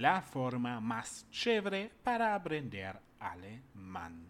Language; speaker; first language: Spanish; non-native, fluent; German